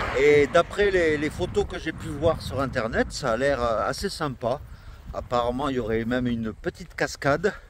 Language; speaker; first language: French; native; French